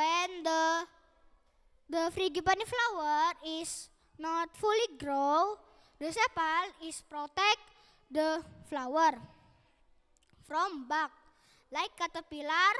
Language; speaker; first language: English; non-native, learner; Indonesian